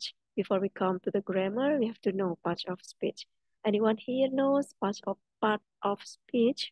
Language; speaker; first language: English; non-native, fluent; Indonesian